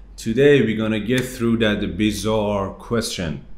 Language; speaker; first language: English; non-native, fluent; Persian